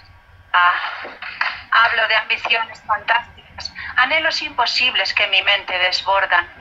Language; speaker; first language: Spanish; native; Spanish